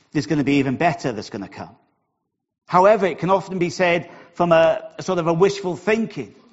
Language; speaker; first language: English; native; English